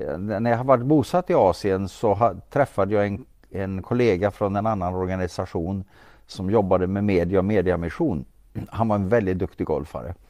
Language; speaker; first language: Swedish; native; Swedish